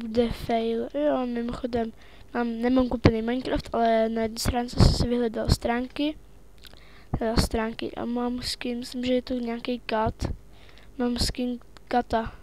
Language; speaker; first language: Czech; native; Czech